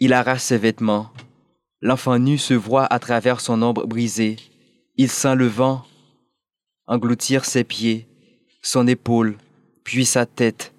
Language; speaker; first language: French; non-native, local second language; Haitian Creole